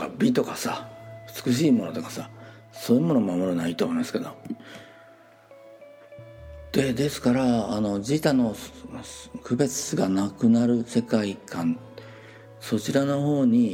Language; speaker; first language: Japanese; native; Japanese